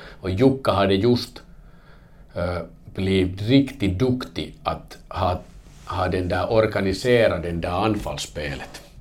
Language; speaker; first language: Swedish; non-native, local second language; Finnish